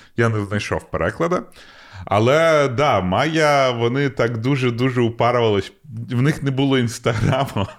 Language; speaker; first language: Ukrainian; non-native, local second language; Russian